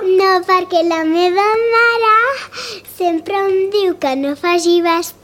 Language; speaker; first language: Catalan; non-native, local second language; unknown